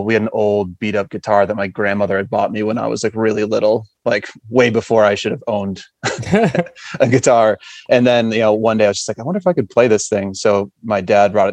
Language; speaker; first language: English; native; English